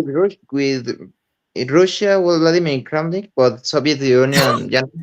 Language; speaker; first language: English; non-native, learner; Spanish